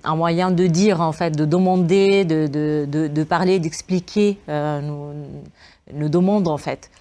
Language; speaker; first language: French; non-native, fluent; Arabic